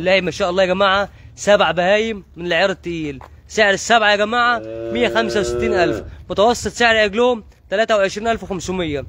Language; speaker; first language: Arabic; native; Arabic